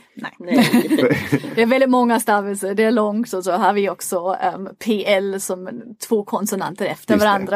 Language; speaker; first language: Swedish; non-native, fluent; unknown